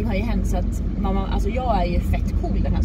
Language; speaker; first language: Swedish; native; Swedish